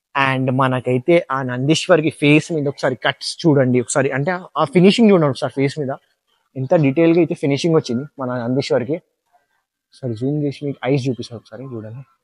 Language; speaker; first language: Telugu; non-native, local second language; Hindi